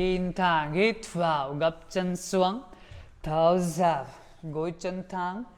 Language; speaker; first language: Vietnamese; non-native, learner; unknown